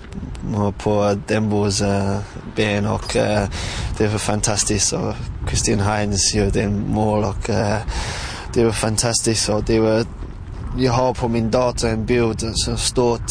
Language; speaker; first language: Swedish; non-native, fluent; English